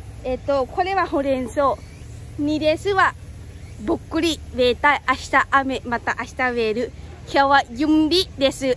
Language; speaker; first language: Japanese; non-native, learner; Lao